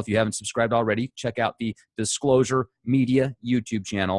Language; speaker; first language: English; native; English